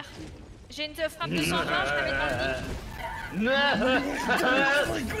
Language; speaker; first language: French; native; French